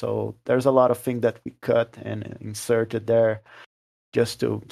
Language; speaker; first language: English; non-native, fluent; Portuguese